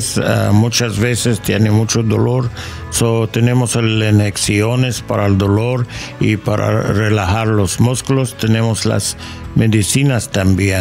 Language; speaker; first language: Spanish; non-native, learner; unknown